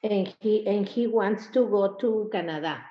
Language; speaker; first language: English; non-native, learner; Spanish